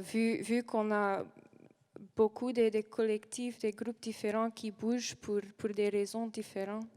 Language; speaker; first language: French; non-native, learner; English